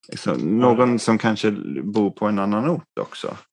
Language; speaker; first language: Swedish; non-native, fluent; English